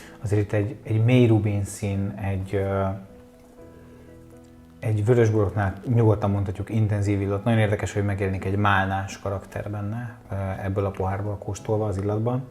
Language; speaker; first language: Hungarian; native; Hungarian